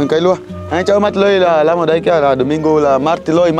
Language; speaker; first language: Vietnamese; non-native, learner; Portuguese